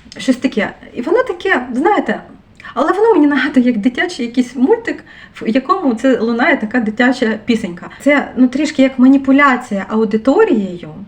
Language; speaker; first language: Ukrainian; non-native, local second language; Russian